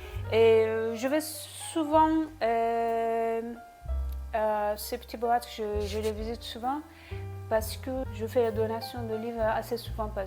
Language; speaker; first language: French; non-native, fluent; Turkish